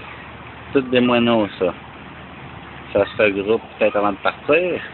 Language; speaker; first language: French; native; French